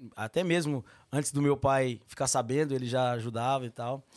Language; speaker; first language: Portuguese; native; Portuguese